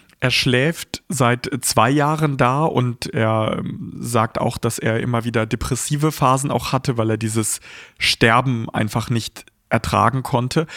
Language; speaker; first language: German; early bilingual, other home language; Russian